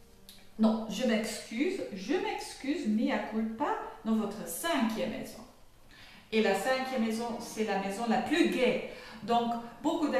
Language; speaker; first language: French; non-native, fluent; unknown